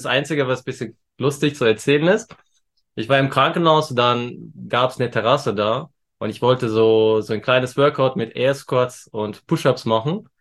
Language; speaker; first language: German; early bilingual, other home language; Turkish